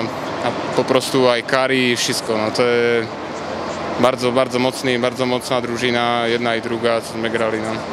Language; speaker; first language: Polish; non-native, learner; Czech